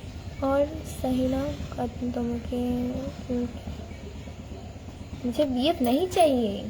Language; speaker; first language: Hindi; non-native, local second language; Bangla